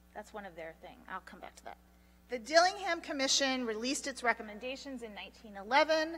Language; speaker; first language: English; native; English